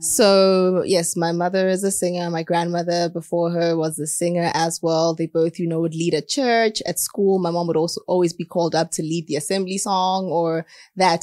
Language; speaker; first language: English; non-native, local second language; Southern Sotho